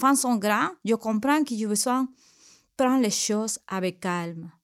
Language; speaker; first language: French; non-native, learner; Spanish